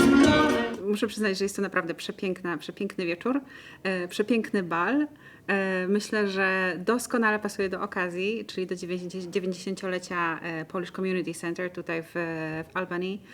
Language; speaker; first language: Polish; native; Polish